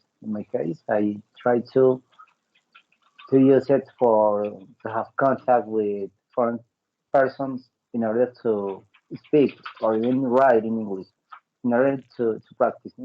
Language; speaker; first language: English; non-native, learner; Spanish